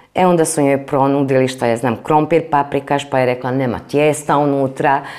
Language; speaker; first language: Croatian; non-native, local second language; Hungarian